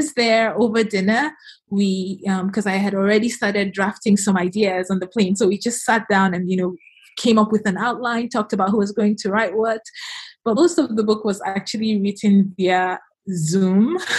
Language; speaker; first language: English; non-native, local second language; Igbo